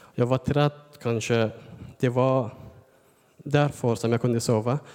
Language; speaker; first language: Swedish; non-native, learner; Persian